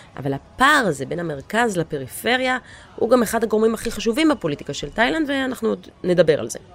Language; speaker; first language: Hebrew; native; Hebrew